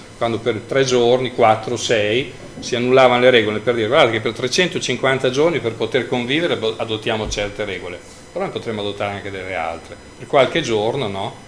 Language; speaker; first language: Italian; native; Italian